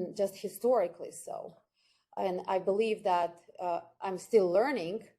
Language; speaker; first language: English; non-native, fluent; Ukrainian